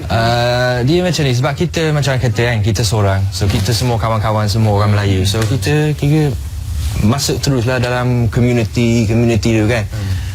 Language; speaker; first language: Malay; non-native, fluent; English